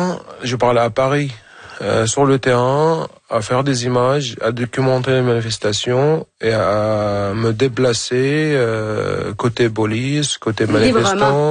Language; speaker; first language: French; non-native, fluent; Arabic